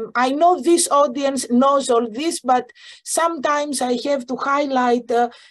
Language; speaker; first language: English; non-native, fluent; Greek